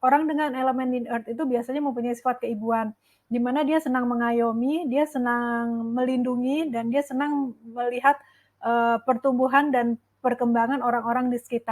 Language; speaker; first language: Indonesian; native; Indonesian